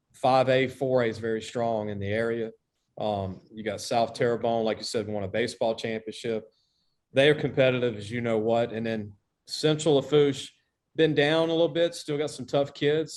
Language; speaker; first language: English; native; English